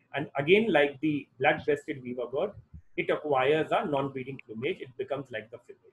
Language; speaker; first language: English; non-native, local second language; Hindi